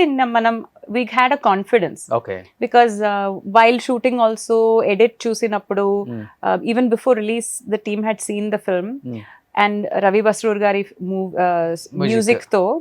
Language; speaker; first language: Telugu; non-native, fluent; Malayalam